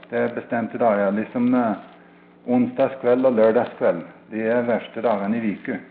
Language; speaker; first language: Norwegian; early bilingual, heritage; Norwegian